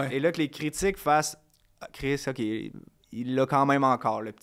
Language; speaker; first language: French; native; French